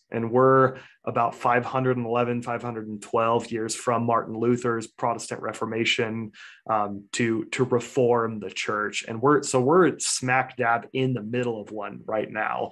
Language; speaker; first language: English; native; English